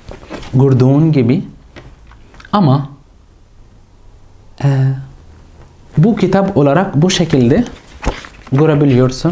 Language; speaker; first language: Turkish; non-native, fluent; Arabic